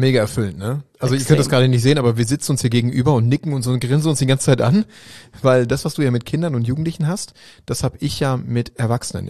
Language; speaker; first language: German; native; German